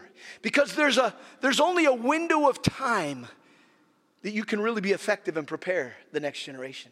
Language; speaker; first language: English; native; English